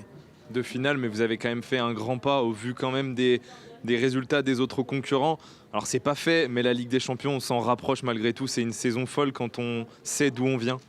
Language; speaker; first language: French; native; French